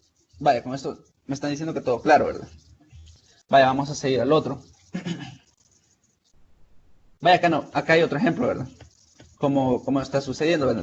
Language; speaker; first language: Spanish; native; Spanish